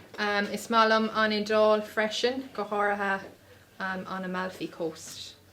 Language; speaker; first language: Irish; non-native, local second language; English